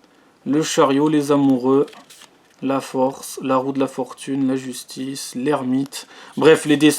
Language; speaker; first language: French; native; French